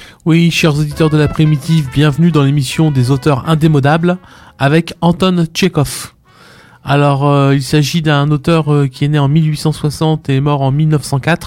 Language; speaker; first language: French; native; French